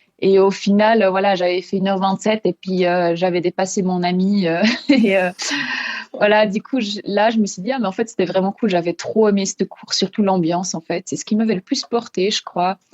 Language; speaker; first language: French; non-native, local second language; Swiss German